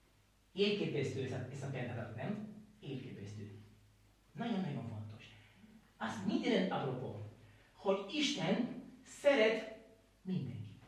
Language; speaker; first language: Hungarian; non-native, learner; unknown